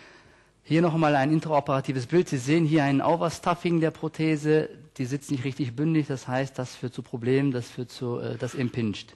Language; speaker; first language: German; native; German